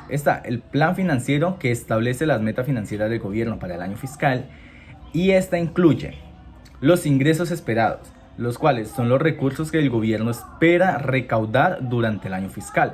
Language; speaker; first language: Spanish; native; Spanish